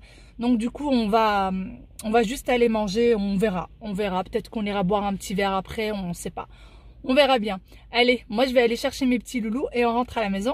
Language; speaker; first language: French; native; French